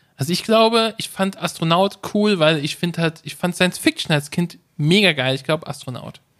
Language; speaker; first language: German; native; German